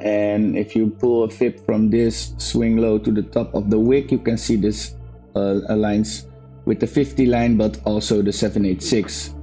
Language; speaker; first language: English; non-native, fluent; Dutch